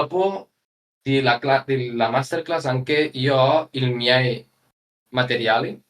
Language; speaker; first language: Italian; non-native, learner; Spanish